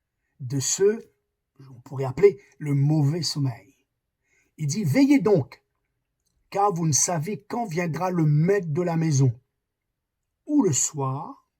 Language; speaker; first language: French; native; French